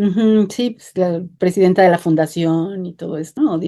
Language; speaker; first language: Spanish; native; Spanish